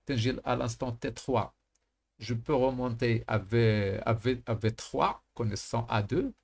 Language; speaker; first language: French; non-native, local second language; Arabic